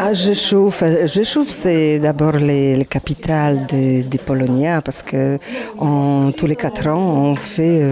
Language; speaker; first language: French; non-native, learner; Polish